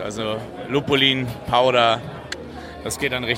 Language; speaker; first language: German; native; German